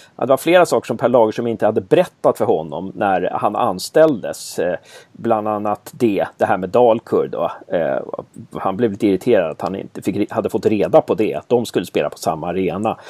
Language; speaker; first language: Swedish; native; Swedish